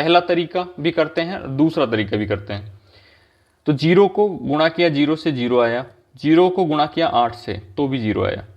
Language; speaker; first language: Hindi; native; Hindi